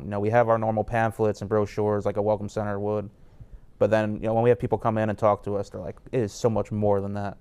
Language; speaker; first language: English; native; English